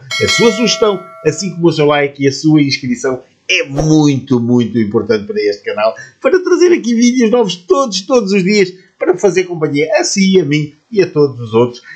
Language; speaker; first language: Portuguese; native; Portuguese